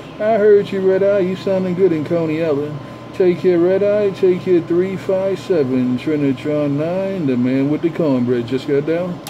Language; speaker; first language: English; native; English